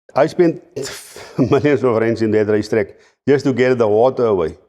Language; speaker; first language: English; non-native, local second language; Afrikaans